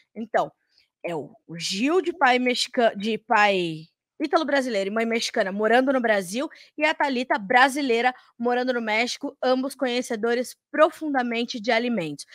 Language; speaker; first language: Portuguese; native; Portuguese